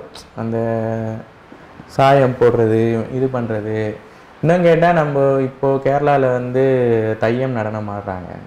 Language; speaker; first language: Tamil; native; Tamil